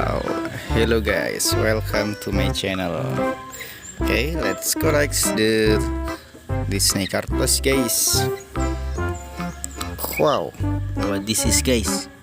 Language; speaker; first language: English; non-native, learner; Indonesian